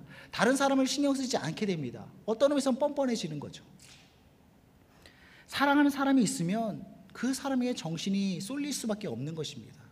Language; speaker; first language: Korean; native; Korean